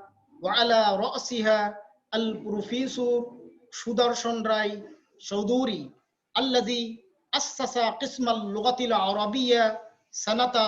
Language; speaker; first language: Arabic; non-native, fluent; Bangla